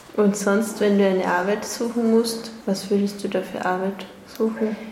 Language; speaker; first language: German; native; German